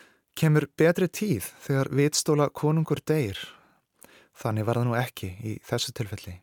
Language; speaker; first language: Icelandic; native; Icelandic